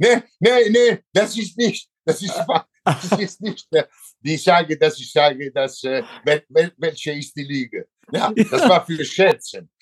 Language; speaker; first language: German; non-native, learner; Italian